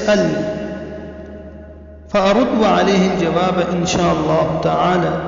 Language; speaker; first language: Arabic; non-native, fluent; Urdu